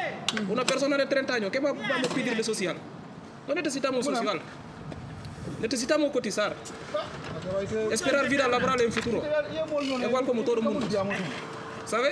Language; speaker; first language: Spanish; non-native, learner; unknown